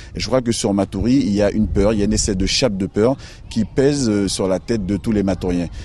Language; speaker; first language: French; native; French